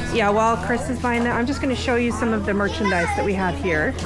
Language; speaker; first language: English; native; English